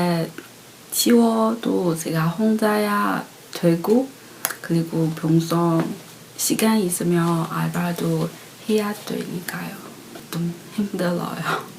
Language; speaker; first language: Korean; non-native, learner; Chinese